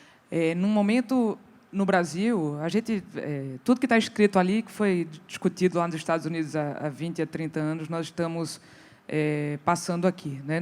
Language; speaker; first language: Portuguese; native; Portuguese